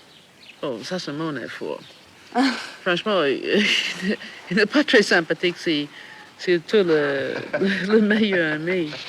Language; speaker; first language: French; non-native, fluent; English